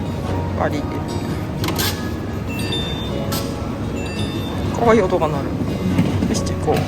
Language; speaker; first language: Japanese; native; Japanese